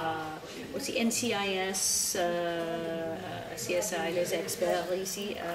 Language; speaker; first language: French; non-native, learner; English